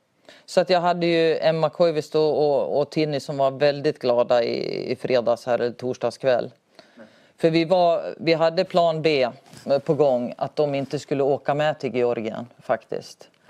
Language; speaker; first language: Swedish; native; Swedish